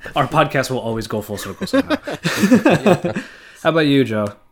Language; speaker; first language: English; early bilingual, other home language; Filipino